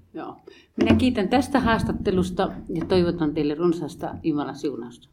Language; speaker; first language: Finnish; native; Finnish